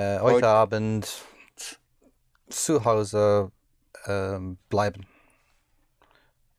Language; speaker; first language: German; non-native, learner; English